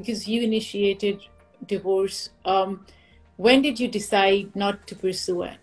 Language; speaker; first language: English; non-native, local second language; Urdu